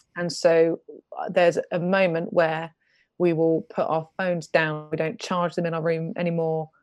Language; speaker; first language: English; native; English